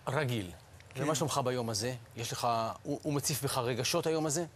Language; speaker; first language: Hebrew; native; Hebrew